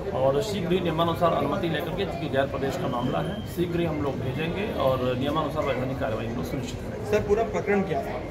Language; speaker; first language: Hindi; native; Hindi